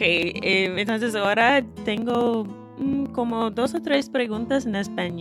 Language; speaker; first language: Spanish; non-native, fluent; English